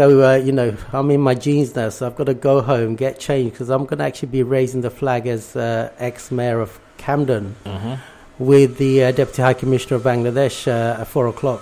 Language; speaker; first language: English; early bilingual, other home language; Bangla